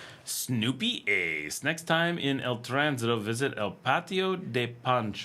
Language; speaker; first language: Spanish; non-native, learner; English